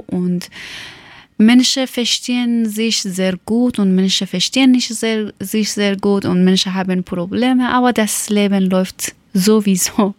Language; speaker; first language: German; non-native, learner; Persian